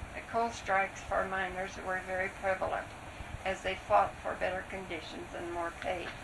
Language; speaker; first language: English; native; English